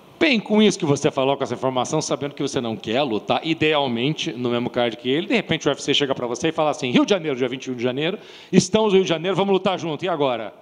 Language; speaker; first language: Portuguese; native; Portuguese